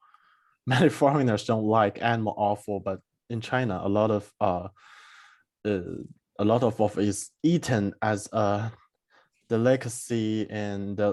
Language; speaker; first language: English; non-native, learner; Chinese